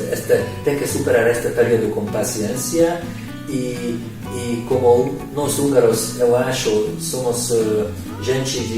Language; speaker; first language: Portuguese; non-native, learner; Hungarian